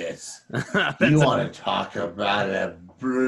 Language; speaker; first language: English; native; English